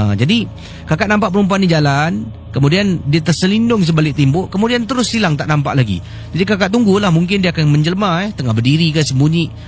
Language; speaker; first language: Malay; native; Malay